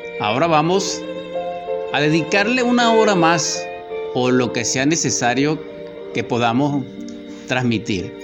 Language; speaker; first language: Spanish; native; Spanish